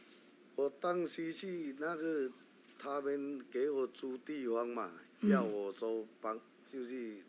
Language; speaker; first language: Chinese; early bilingual, heritage; Chinese